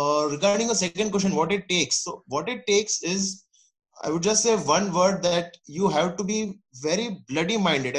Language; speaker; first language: English; non-native, local second language; Gujarati